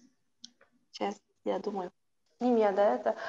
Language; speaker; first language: Russian; non-native, local second language; Kazakh